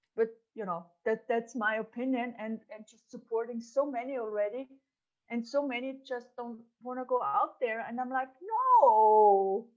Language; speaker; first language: English; non-native, fluent; German